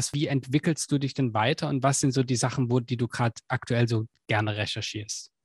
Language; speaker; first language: German; native; German